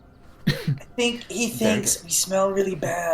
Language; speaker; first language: English; native; English